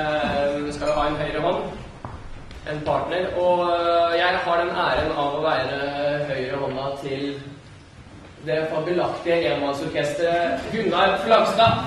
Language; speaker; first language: Norwegian; early bilingual, other home language; Russian